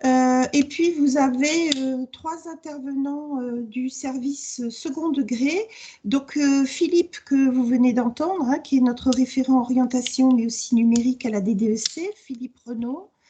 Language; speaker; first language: French; native; French